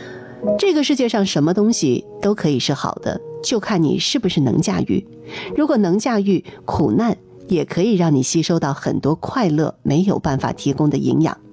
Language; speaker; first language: Chinese; native; Chinese